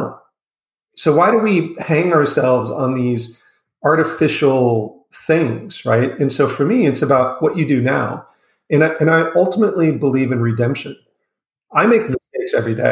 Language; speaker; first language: English; native; English